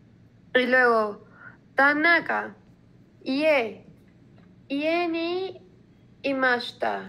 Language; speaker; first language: Japanese; non-native, learner; Spanish